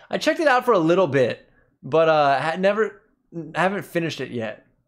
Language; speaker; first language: English; native; English